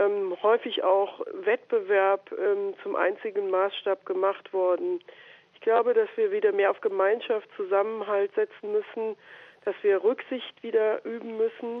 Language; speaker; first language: German; native; German